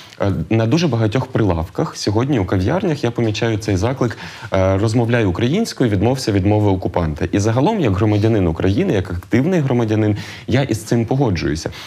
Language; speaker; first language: Ukrainian; native; Ukrainian